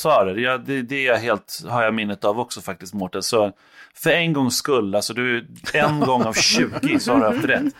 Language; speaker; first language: Swedish; native; Swedish